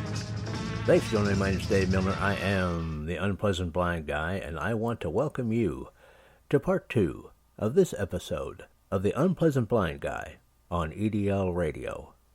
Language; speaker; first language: English; native; English